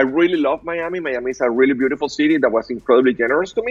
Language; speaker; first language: English; non-native, fluent; Spanish